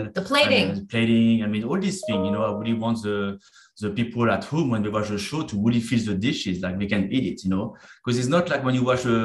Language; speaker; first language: English; non-native, fluent; French